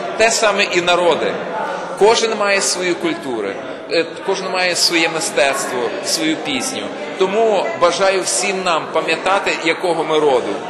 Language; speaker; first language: Ukrainian; native; Ukrainian